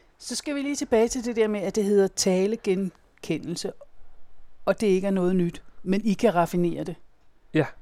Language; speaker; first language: Danish; native; Danish